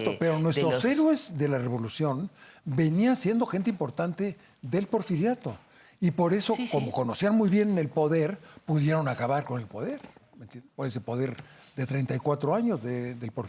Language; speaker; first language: Spanish; native; Spanish